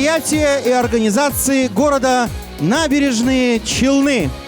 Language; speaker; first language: Russian; native; Russian